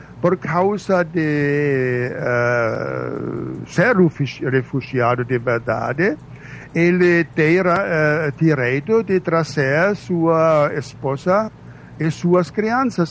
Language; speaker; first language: Portuguese; non-native, fluent; German